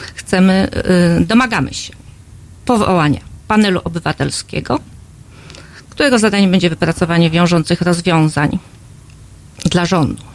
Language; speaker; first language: Polish; native; Polish